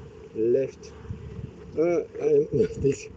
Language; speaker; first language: English; non-native, learner; Bashkir